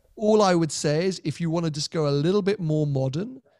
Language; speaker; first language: English; native; English